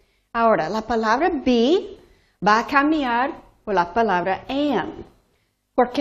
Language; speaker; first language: Spanish; non-native, fluent; English